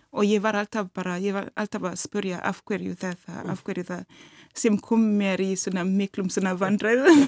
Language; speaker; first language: Icelandic; non-native, fluent; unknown